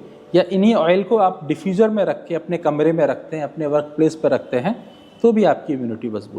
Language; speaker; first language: Hindi; native; Hindi